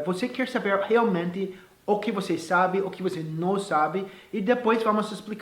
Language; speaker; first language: Portuguese; non-native, fluent; English